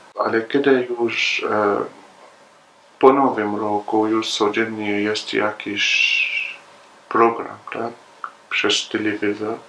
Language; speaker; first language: Polish; non-native, learner; Arabic